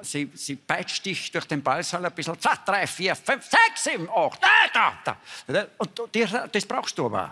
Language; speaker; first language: German; native; German